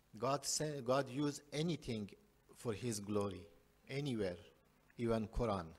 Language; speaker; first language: English; non-native, learner; Persian